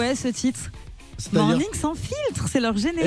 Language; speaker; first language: French; native; French